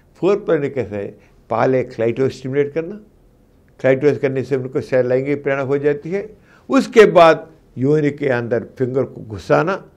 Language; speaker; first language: Hindi; non-native, local second language; Telugu